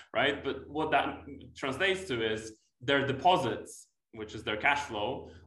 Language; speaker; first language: English; non-native, fluent; Polish